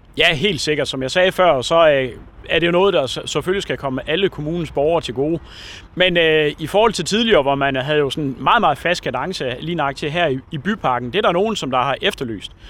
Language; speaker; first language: Danish; native; Danish